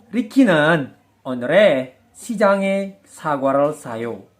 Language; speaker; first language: Korean; non-native, learner; Indonesian